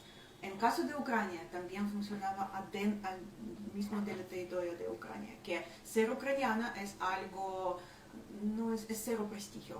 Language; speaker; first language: Spanish; non-native, fluent; Ukrainian